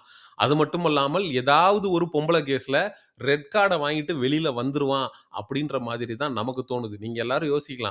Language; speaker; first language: Tamil; native; Tamil